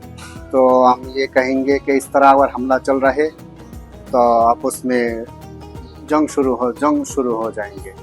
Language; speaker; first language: Hindi; non-native, learner; Bangla